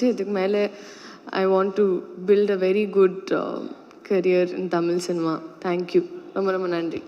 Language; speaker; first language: Tamil; non-native, learner; Telugu